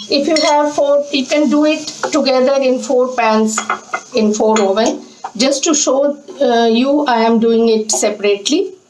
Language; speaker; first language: English; non-native, local second language; Hindi